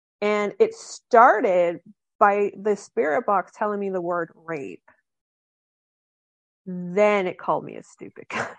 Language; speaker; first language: English; native; English